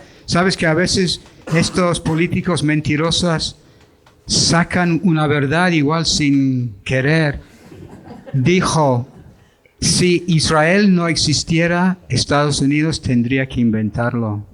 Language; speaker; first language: Spanish; non-native, fluent; English